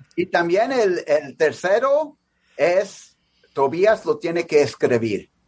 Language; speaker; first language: Spanish; early bilingual, heritage; English